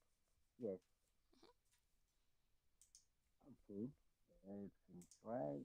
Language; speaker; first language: English; non-native, learner; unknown